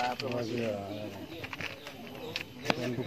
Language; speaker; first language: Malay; non-native, local second language; Achinese